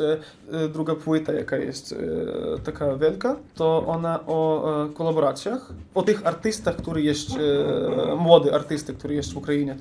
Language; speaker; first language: Polish; non-native, learner; Ukrainian